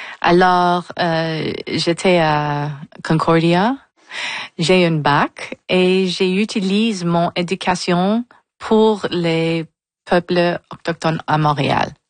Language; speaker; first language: French; non-native, local second language; English